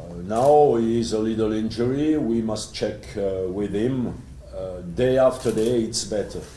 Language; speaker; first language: English; non-native, learner; French